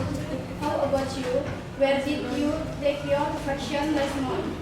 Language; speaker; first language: English; non-native, learner; Indonesian